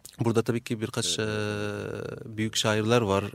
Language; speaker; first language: Turkish; non-native, fluent; Arabic